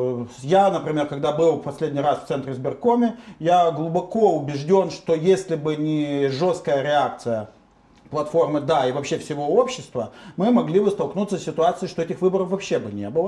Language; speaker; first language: Russian; native; Russian